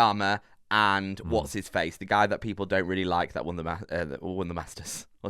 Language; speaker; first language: English; native; English